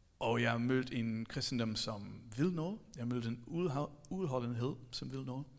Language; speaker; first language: Danish; non-native, fluent; English